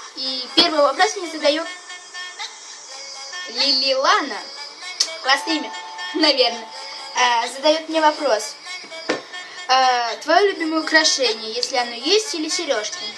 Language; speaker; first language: Russian; native; Russian